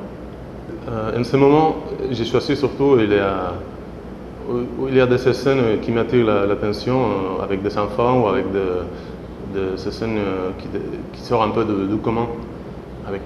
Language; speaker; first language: French; non-native, fluent; Spanish